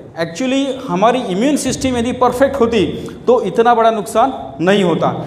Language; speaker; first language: Hindi; non-native, local second language; Marathi